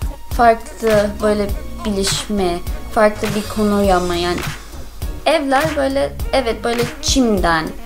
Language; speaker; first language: Turkish; non-native, learner; English